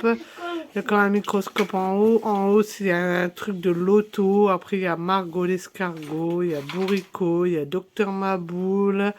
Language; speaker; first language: French; native; French